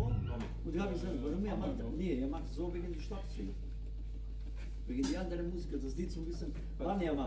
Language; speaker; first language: German; non-native, learner; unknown